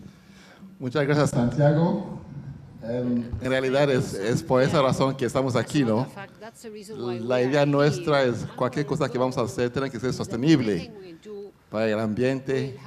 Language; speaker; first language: Spanish; non-native, fluent; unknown